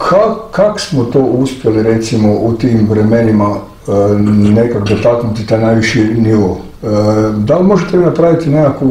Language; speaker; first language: Croatian; native; Croatian